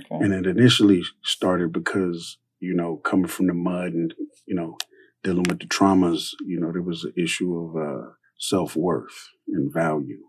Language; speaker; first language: English; native; English